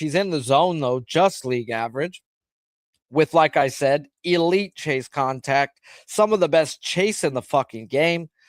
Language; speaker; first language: English; native; English